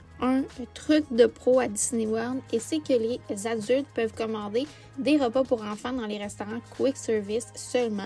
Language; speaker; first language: French; native; French